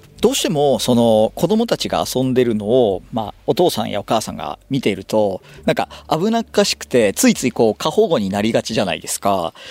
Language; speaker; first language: Japanese; native; Japanese